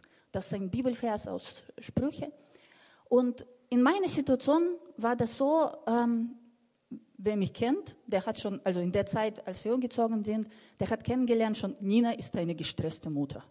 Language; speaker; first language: German; non-native, fluent; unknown